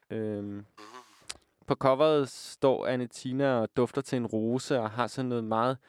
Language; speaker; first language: Danish; native; Danish